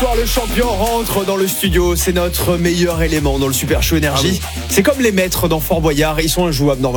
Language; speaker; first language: French; native; French